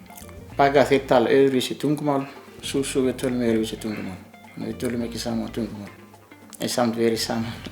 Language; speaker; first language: Icelandic; non-native, learner; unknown